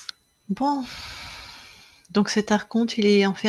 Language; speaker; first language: French; native; French